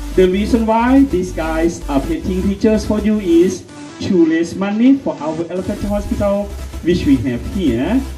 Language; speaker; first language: English; non-native, fluent; Thai